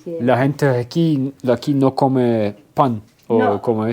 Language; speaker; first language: Spanish; non-native, learner; Turkish